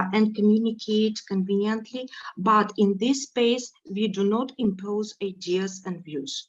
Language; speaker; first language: English; non-native, fluent; Ukrainian